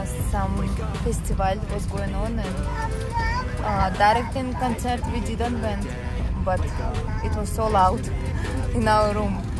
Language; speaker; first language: English; non-native, learner; Russian